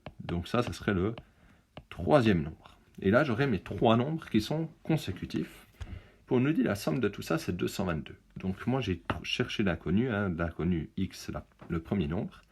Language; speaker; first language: French; native; French